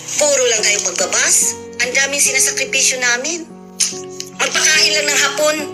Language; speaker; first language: Filipino; non-native, local second language; Cebuano